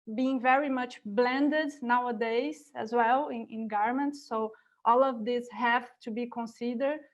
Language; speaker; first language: English; non-native, fluent; Portuguese